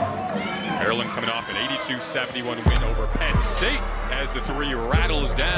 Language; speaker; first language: English; native; English